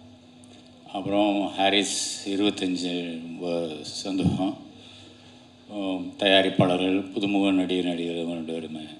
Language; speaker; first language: Tamil; native; Tamil